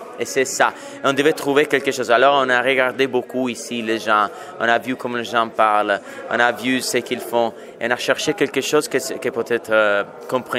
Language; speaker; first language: French; non-native, fluent; Italian